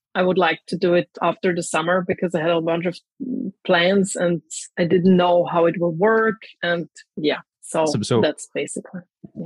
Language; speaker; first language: English; non-native, fluent; German